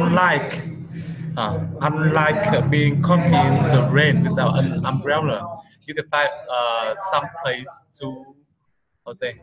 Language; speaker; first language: English; non-native, learner; Vietnamese